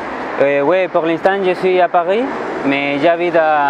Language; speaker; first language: French; non-native, learner; Spanish